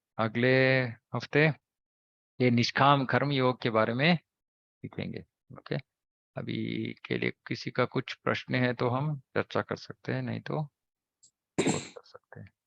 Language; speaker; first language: Hindi; non-native, local second language; Kannada